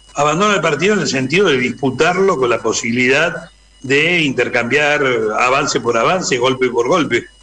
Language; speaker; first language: Spanish; native; Spanish